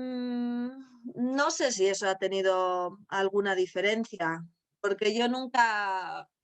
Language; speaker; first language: Spanish; non-native, local second language; Basque